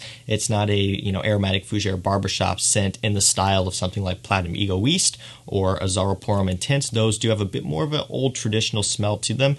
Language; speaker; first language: English; native; English